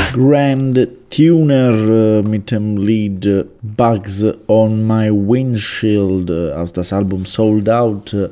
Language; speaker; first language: German; non-native, learner; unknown